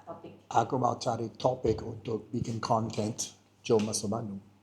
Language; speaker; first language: Indonesian; non-native, fluent; English